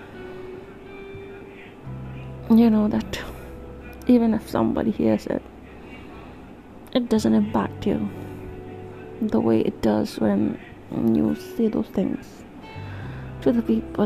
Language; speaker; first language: English; non-native, local second language; Hindi